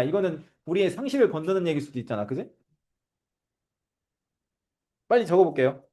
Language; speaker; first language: Korean; native; Korean